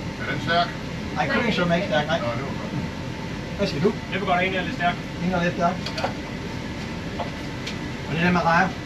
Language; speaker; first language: Danish; native; Danish